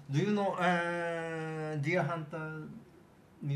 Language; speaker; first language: English; non-native, learner; Japanese